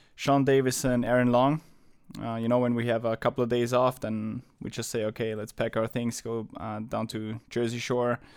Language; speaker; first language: English; non-native, fluent; German